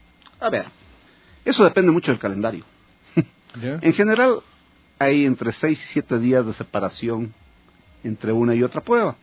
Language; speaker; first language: Spanish; native; Spanish